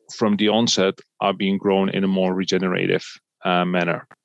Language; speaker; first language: English; non-native, fluent; Dutch